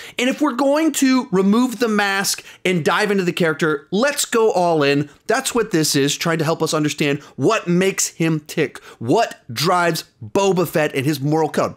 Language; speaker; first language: English; native; English